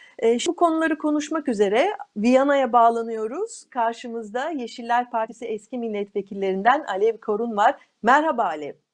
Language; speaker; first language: Turkish; native; Turkish